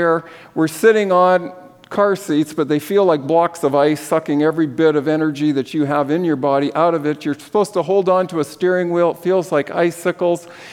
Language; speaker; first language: English; native; English